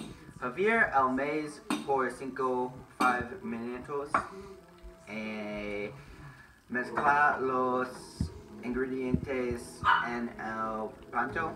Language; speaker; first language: Spanish; non-native, learner; English